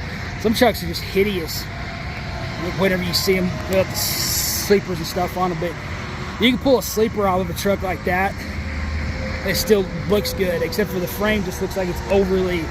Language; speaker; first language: English; native; English